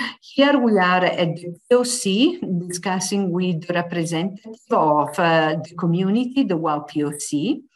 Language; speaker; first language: English; non-native, fluent; Italian